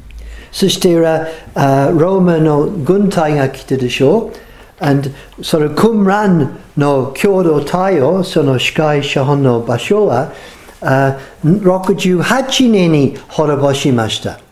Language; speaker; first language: Japanese; non-native, fluent; English